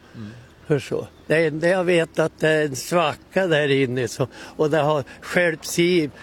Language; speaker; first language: Swedish; native; Swedish